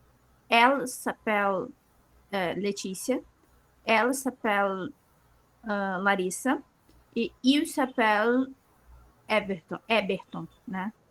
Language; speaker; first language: French; non-native, learner; Portuguese